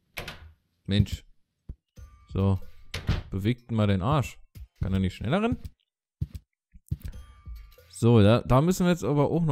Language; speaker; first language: German; native; German